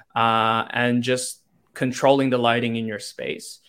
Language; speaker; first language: English; non-native, local second language; Cantonese